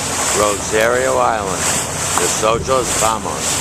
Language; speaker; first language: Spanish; non-native, learner; English